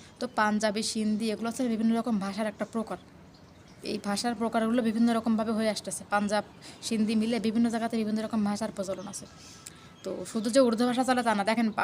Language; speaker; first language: Bangla; native; Bangla